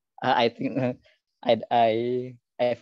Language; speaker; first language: English; non-native, learner; Indonesian